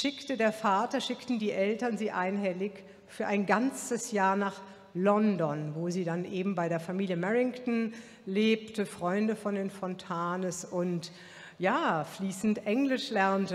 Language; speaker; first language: German; native; German